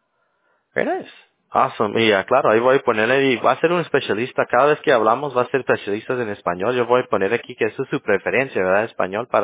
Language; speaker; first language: Spanish; early bilingual, heritage; English